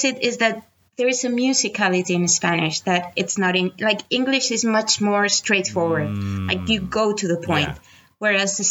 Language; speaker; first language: English; non-native, fluent; Spanish